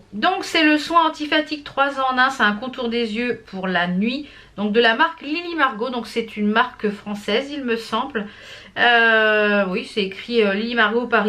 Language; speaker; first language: French; native; French